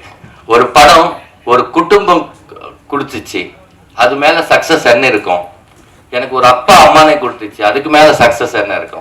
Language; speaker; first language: Tamil; non-native, learner; Telugu